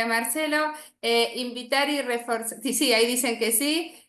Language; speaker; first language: Spanish; native; Spanish